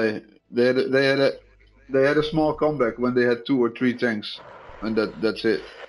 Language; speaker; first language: English; non-native, fluent; Dutch